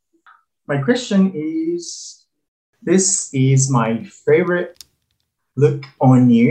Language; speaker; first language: English; non-native, fluent; Japanese